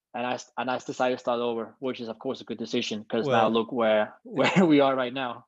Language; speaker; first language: English; non-native, fluent; Danish